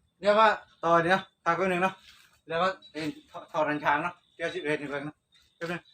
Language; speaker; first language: Thai; non-native, local second language; Northeastern Thai